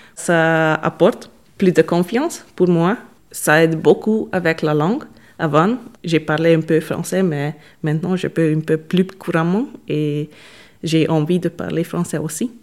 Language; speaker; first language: French; non-native, learner; Hungarian